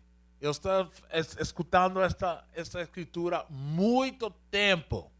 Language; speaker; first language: Portuguese; non-native, learner; Spanish